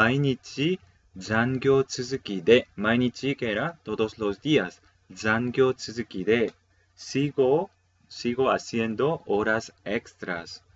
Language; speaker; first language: Spanish; non-native, fluent; Korean